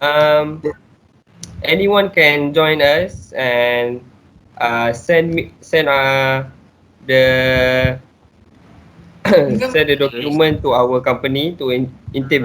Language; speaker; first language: English; non-native, local second language; Malay